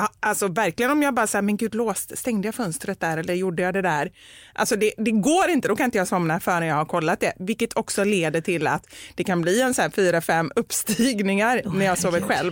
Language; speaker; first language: Swedish; native; Swedish